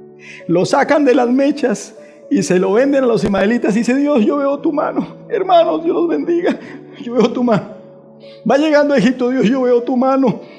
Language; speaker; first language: Spanish; native; Spanish